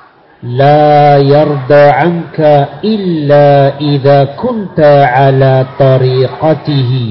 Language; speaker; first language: Arabic; non-native, fluent; Indonesian